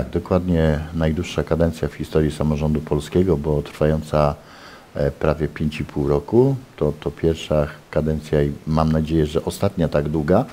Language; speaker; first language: Polish; native; Polish